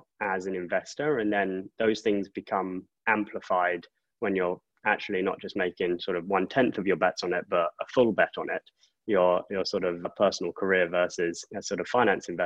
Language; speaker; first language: English; native; English